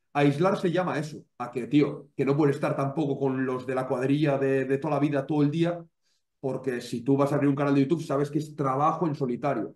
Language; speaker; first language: Spanish; native; Spanish